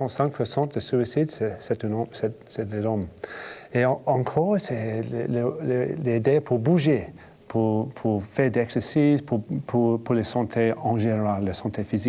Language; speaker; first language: French; non-native, learner; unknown